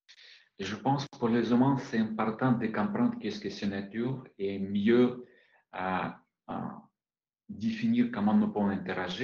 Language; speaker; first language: French; non-native, fluent; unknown